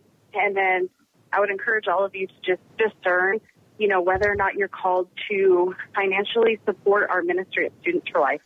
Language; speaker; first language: English; native; English